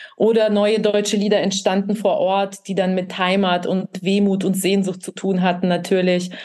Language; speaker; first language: German; early bilingual, other home language; Russian